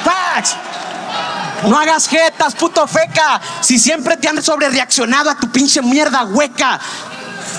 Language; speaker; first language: Spanish; native; Spanish